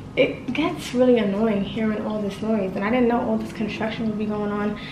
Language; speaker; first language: English; native; English